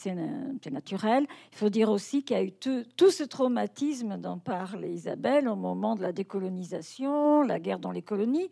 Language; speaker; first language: French; non-native, fluent; Portuguese